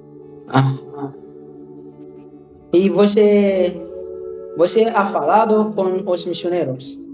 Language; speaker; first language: Portuguese; non-native, learner; Haitian Creole